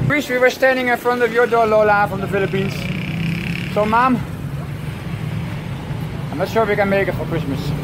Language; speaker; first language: English; non-native, fluent; Dutch